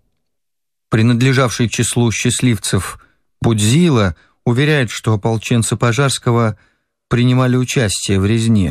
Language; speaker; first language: Russian; native; Russian